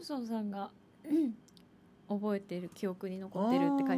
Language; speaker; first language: Japanese; native; Japanese